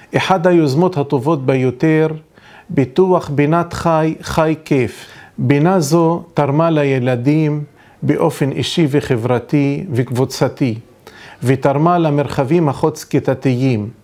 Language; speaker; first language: Hebrew; non-native, local second language; Arabic